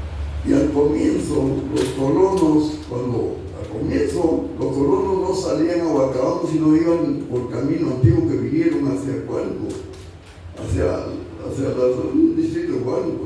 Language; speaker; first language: Spanish; native; Spanish